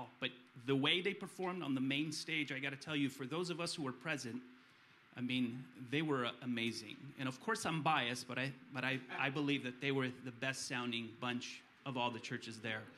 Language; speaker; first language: English; early bilingual, other home language; Romanian